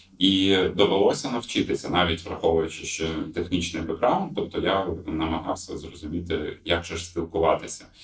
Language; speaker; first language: Ukrainian; non-native, local second language; Russian